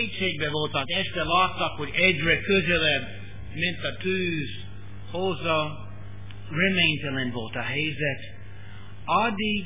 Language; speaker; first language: Hungarian; non-native, learner; English